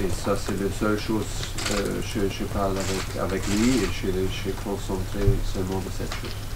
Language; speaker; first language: French; non-native, learner; German